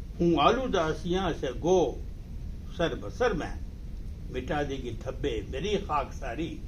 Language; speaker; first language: Urdu; native; Urdu